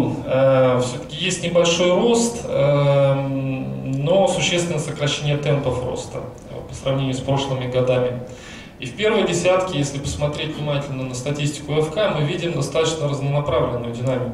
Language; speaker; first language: Russian; native; Russian